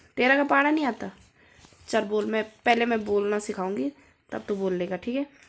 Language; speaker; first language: Hindi; native; Hindi